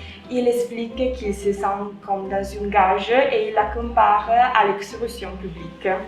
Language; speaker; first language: French; non-native, learner; Italian